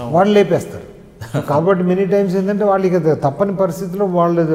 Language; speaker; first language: Telugu; native; Telugu